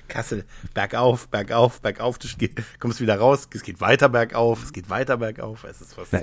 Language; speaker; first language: German; native; German